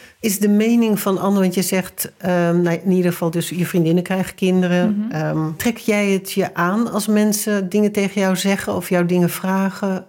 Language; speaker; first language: Dutch; native; Dutch